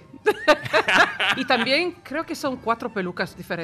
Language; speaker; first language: Spanish; non-native, fluent; Italian